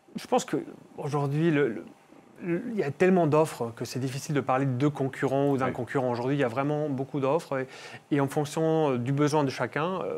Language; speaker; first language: French; non-native, fluent; Spanish